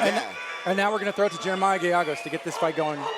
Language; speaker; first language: English; native; English